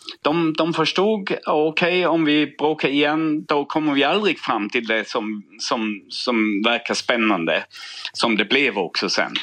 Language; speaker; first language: Swedish; non-native, fluent; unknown